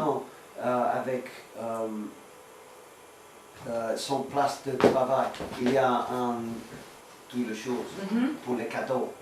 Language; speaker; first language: French; non-native, learner; Swedish